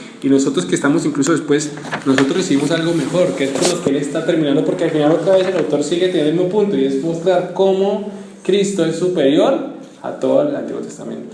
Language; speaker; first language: Spanish; native; Spanish